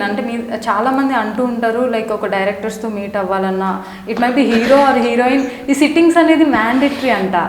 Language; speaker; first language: Telugu; native; Telugu